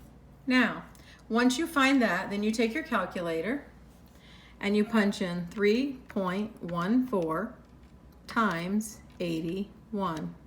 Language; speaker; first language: English; native; English